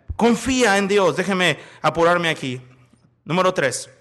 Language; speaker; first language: Spanish; native; Spanish